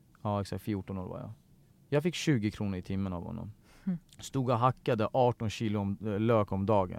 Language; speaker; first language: Swedish; early bilingual, other home language; Persian